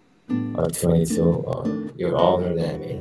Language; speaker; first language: English; non-native, learner; Mongolian